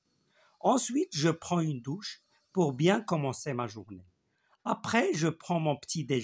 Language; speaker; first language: French; non-native, local second language; Arabic